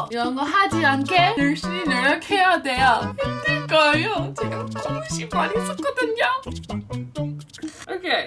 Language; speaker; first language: Korean; non-native, learner; English